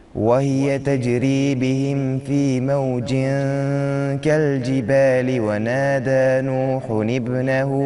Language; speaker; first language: Arabic; non-native, learner; Uzbek